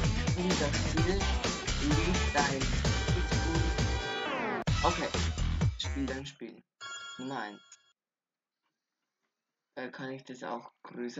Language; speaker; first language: German; native; German